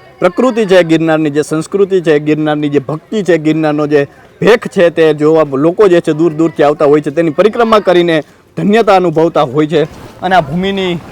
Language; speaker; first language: Gujarati; native; Gujarati